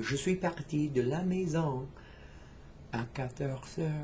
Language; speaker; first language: French; non-native, fluent; English